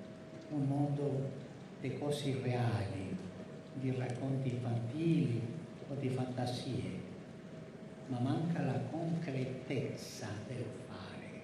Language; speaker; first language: Italian; non-native, fluent; Spanish